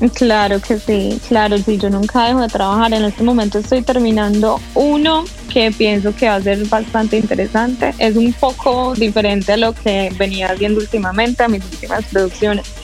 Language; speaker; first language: Spanish; native; Spanish